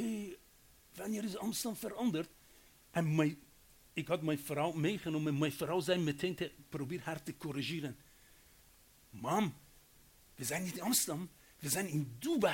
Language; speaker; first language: Dutch; non-native, fluent; Persian